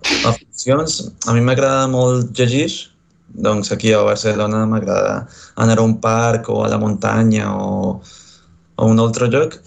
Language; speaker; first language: Catalan; non-native, fluent; Spanish